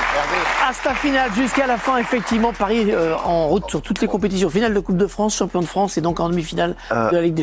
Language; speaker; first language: French; native; French